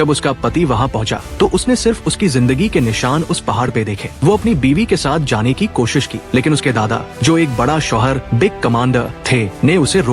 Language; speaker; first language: Hindi; native; Hindi